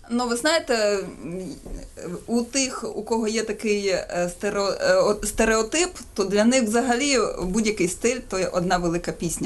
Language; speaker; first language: Ukrainian; native; Ukrainian